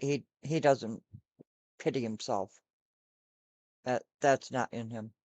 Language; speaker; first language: English; native; English